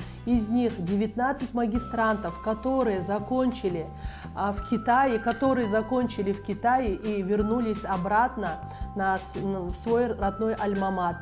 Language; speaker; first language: Russian; non-native, local second language; Kyrgyz